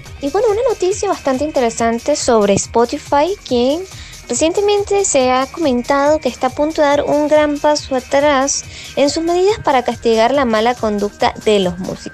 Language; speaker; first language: Spanish; native; Spanish